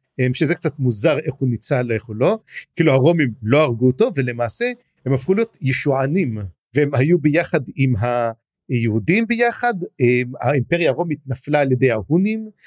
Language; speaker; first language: Hebrew; native; Hebrew